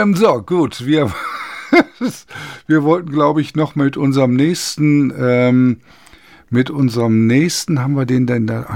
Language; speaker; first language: German; native; German